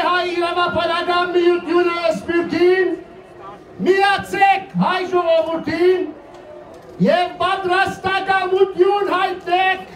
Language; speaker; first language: Armenian; early bilingual, heritage; Armenian